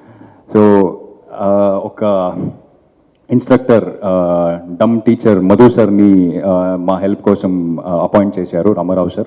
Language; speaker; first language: Telugu; non-native, fluent; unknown